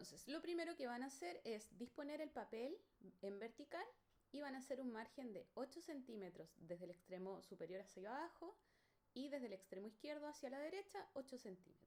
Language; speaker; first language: Spanish; native; Spanish